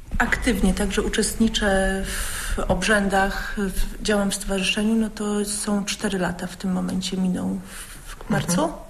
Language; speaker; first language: Polish; native; Polish